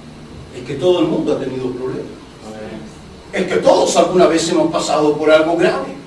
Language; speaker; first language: Spanish; native; Spanish